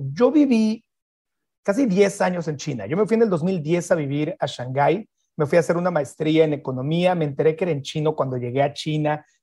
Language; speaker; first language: Spanish; native; Spanish